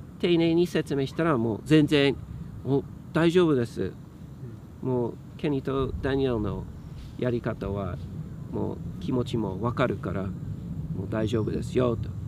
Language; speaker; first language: Japanese; native; Japanese